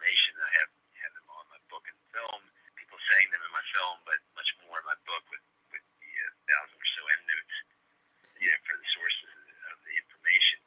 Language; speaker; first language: English; native; English